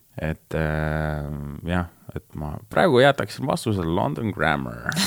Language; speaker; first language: Estonian; native; Estonian